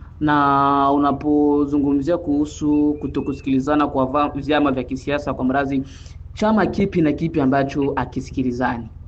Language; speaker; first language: Swahili; native; Swahili